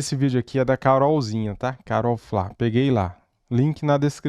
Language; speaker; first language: Portuguese; native; Portuguese